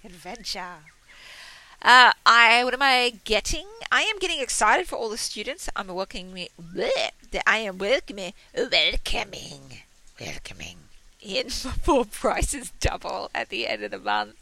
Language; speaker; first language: English; native; English